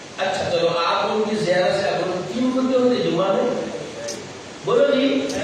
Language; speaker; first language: Urdu; native; Urdu